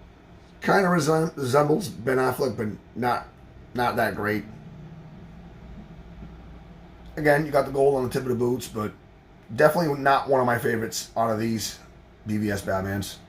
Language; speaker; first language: English; native; English